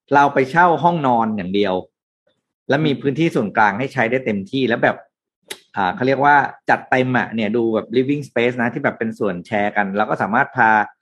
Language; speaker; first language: Thai; native; Thai